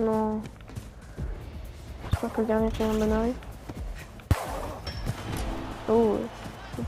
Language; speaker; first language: French; native; French